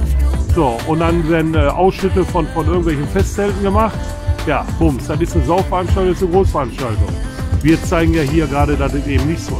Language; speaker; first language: German; native; German